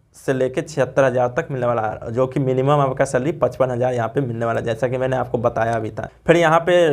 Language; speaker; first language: Hindi; native; Hindi